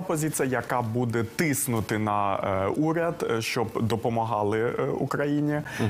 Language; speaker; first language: Ukrainian; non-native, local second language; Russian